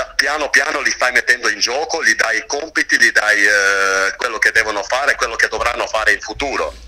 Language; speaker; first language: Italian; non-native, fluent; Croatian